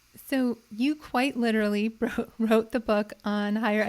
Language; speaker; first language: English; native; English